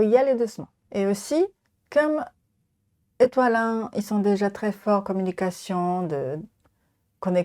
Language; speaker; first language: French; non-native, fluent; Japanese